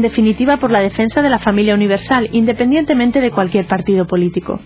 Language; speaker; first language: Spanish; native; Spanish